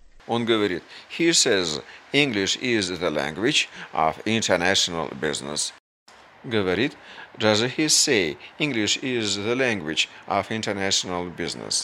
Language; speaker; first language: English; non-native, fluent; Russian